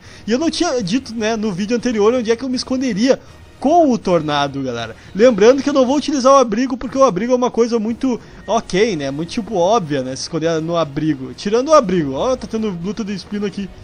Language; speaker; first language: Portuguese; native; Portuguese